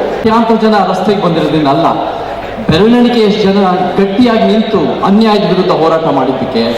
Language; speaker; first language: Kannada; native; Kannada